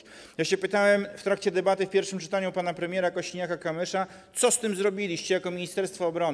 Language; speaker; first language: Polish; native; Polish